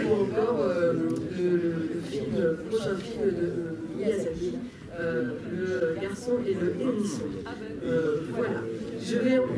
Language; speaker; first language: French; native; French